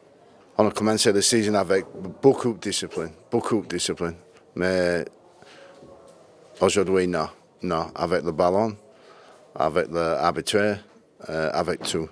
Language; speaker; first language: French; non-native, learner; English